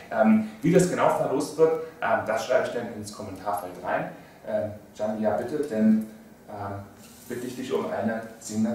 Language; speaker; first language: German; native; German